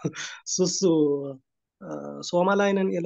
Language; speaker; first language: Finnish; non-native, learner; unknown